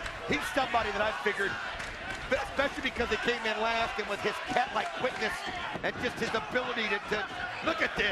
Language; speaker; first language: English; native; English